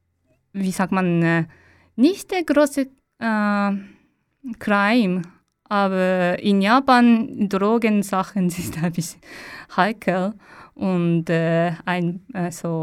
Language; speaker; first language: German; non-native, learner; Japanese